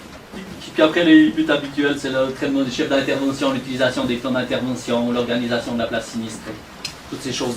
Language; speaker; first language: French; native; French